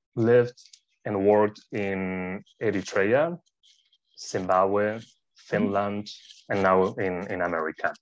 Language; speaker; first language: English; non-native, fluent; Spanish